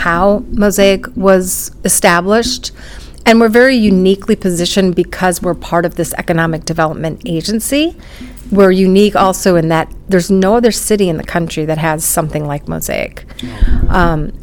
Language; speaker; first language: English; native; English